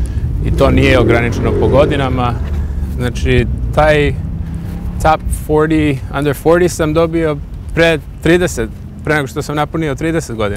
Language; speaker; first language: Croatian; early bilingual, heritage; English